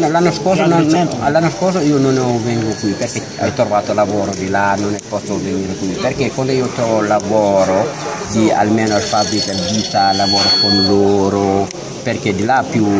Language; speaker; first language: Italian; non-native, learner; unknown